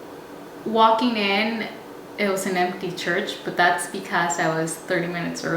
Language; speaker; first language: English; native; English